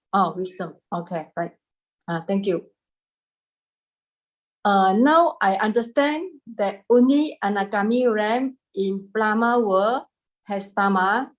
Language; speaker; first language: English; non-native, learner; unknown